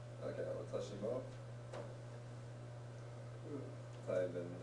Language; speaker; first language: Japanese; non-native, learner; English